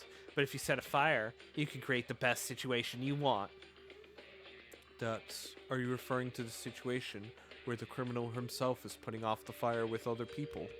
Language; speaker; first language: English; native; English